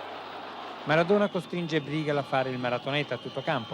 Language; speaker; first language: Italian; native; Italian